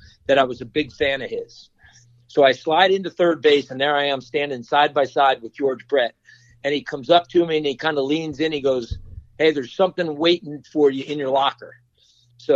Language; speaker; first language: English; native; English